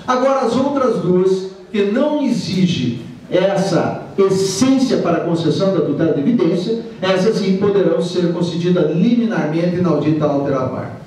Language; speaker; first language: Portuguese; native; Portuguese